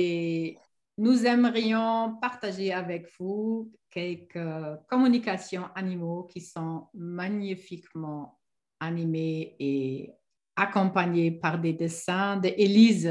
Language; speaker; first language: French; non-native, fluent; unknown